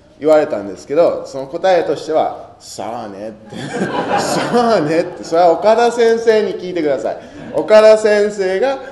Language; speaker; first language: Japanese; non-native, fluent; English